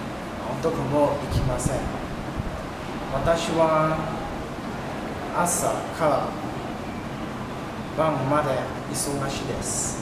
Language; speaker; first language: Japanese; non-native, learner; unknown